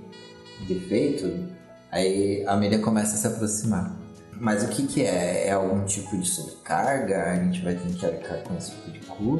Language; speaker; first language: Portuguese; native; Portuguese